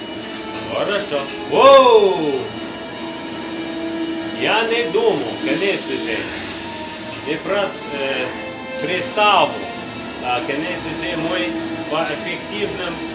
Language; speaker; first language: Russian; non-native, learner; English